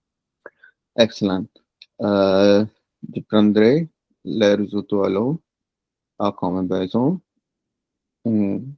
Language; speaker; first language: French; non-native, learner; Punjabi